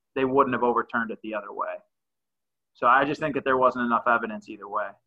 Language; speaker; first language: English; native; English